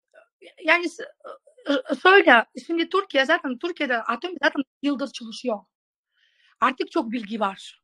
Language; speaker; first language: Turkish; non-native, fluent; Russian